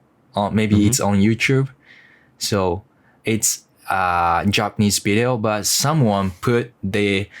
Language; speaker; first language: English; non-native, learner; Japanese